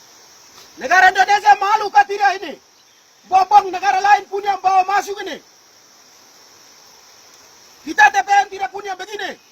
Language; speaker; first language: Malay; non-native, local second language; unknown